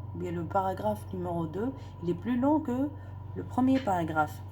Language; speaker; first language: French; non-native, local second language; Arabic